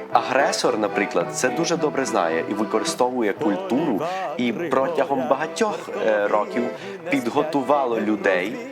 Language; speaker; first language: Ukrainian; early bilingual, other home language; Spanish